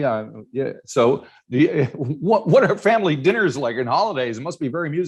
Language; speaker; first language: English; native; English